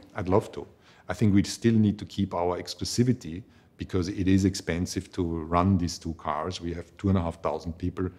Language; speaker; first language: English; non-native, fluent; German